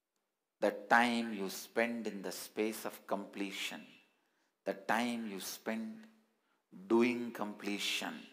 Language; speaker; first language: English; non-native, local second language; Tamil